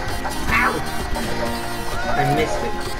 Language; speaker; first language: English; native; English